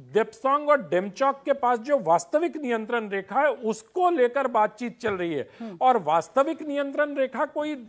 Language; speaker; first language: Hindi; native; Hindi